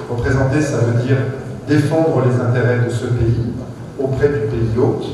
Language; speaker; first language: French; native; French